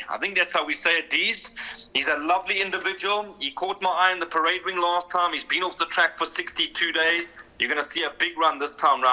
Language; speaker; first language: English; native; English